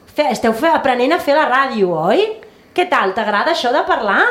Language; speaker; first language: Catalan; native; Catalan